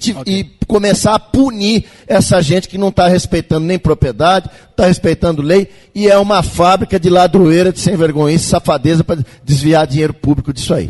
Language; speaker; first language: Portuguese; native; Portuguese